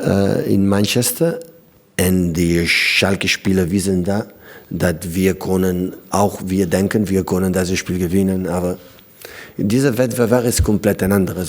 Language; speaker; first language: German; non-native, learner; Catalan